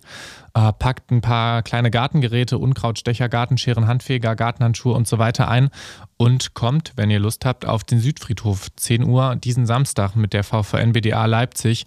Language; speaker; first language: German; native; German